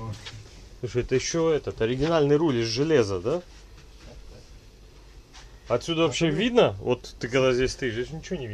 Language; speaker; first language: Russian; native; Russian